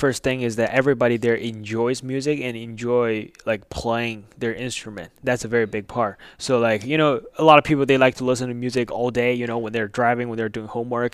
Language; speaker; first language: English; non-native, fluent; Chinese